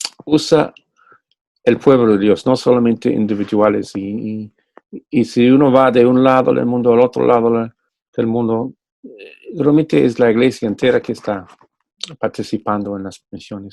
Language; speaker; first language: Spanish; non-native, fluent; English